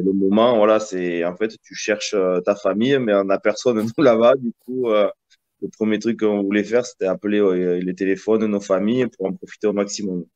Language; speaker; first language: French; early bilingual, other home language; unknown